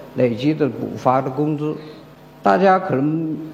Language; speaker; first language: Chinese; native; Chinese